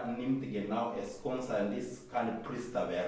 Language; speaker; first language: German; non-native, fluent; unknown